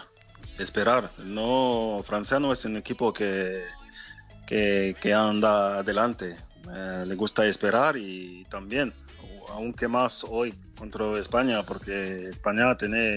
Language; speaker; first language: Spanish; non-native, fluent; French